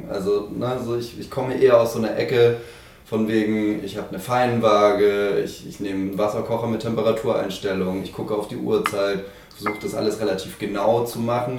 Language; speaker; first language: German; native; German